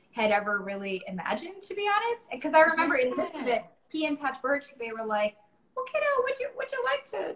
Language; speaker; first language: English; native; English